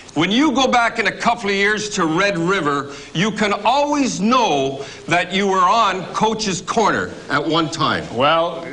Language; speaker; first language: English; native; English